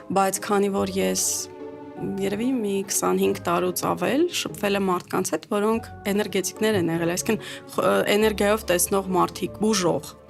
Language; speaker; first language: Armenian; early bilingual, heritage; Armenian